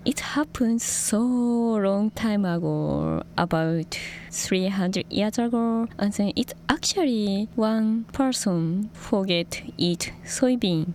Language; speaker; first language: English; non-native, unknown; Japanese